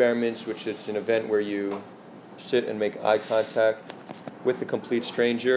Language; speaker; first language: English; native; English